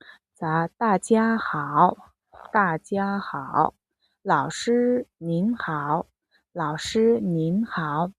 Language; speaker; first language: Chinese; non-native, fluent; Mongolian